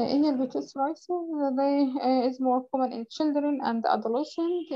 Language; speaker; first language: English; non-native, fluent; Arabic